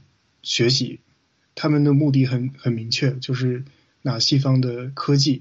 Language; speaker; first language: Chinese; non-native, fluent; English